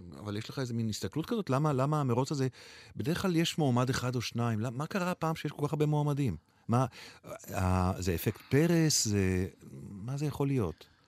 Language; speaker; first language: Hebrew; native; Hebrew